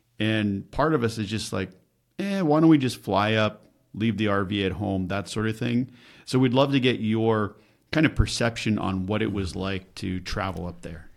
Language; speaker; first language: English; native; English